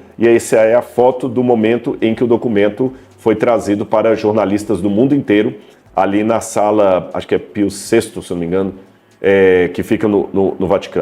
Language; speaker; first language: Portuguese; native; Portuguese